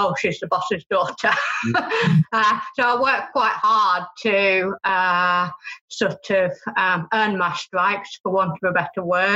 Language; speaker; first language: English; native; English